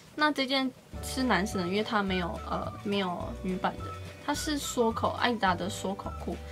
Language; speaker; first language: Chinese; native; Chinese